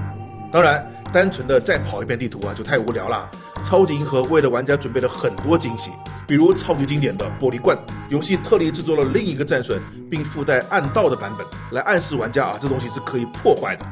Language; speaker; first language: Chinese; native; Chinese